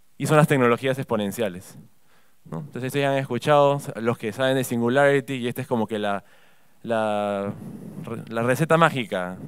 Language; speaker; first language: Spanish; native; Spanish